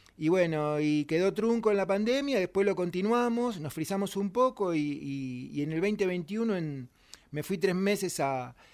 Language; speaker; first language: Spanish; native; Spanish